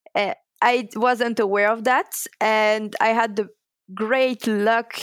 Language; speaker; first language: English; non-native, fluent; French